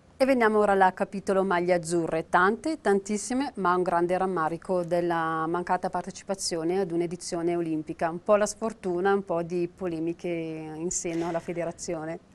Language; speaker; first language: Italian; native; Italian